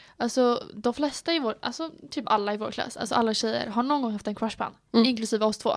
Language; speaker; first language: Swedish; native; Swedish